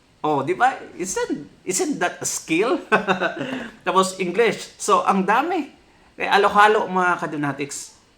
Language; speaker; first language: Filipino; non-native, local second language; Cebuano